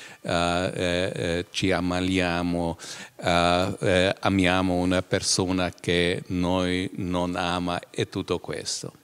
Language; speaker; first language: Italian; non-native, fluent; German